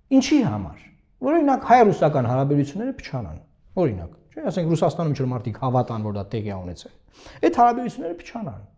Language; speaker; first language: Armenian; native; Armenian